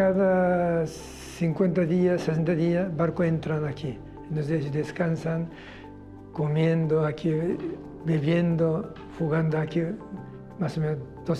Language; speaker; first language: Spanish; non-native, learner; Korean